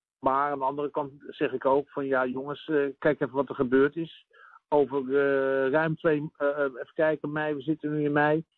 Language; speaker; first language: Dutch; native; Dutch